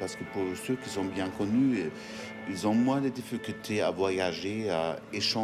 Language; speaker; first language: French; non-native, fluent; German